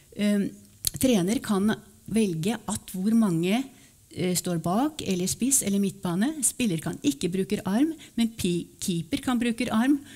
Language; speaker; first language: Norwegian; native; Norwegian